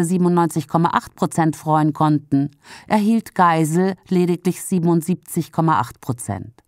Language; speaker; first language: German; native; German